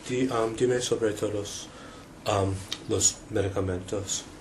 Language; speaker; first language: Spanish; non-native, learner; English